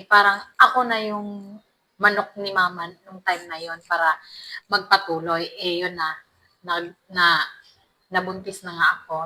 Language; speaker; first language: Filipino; non-native, local second language; Cebuano